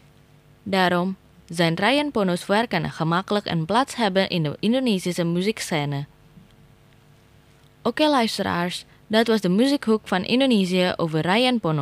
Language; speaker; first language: Dutch; non-native, learner; Indonesian